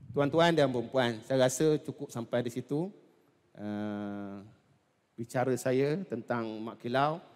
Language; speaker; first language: Malay; native; Malay